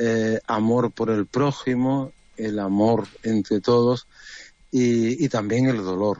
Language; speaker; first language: Spanish; native; Spanish